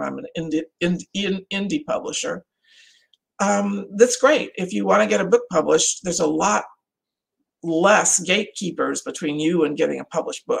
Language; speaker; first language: English; native; English